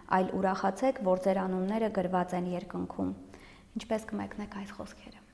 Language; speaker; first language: Armenian; native; Armenian